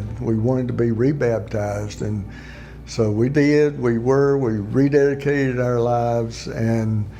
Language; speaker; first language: English; native; English